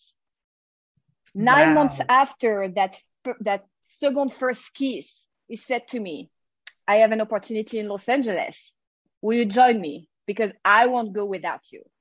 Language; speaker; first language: English; non-native, fluent; French